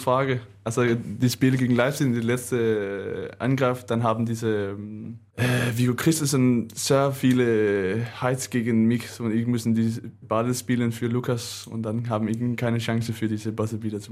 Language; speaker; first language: German; non-native, learner; Danish